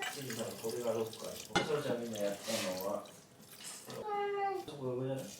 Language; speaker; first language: Japanese; native; Japanese